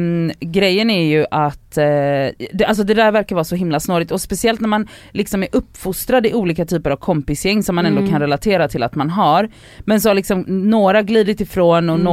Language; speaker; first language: Swedish; native; Swedish